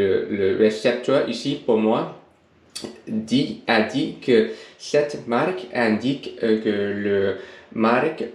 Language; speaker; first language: French; non-native, learner; English